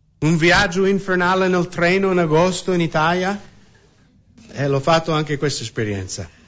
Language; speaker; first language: Italian; non-native, fluent; English